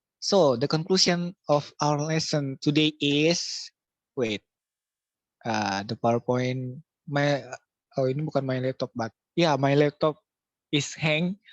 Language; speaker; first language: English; non-native, local second language; Indonesian